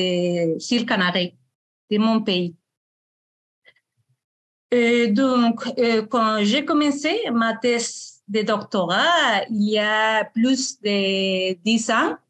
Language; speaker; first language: French; non-native, fluent; Spanish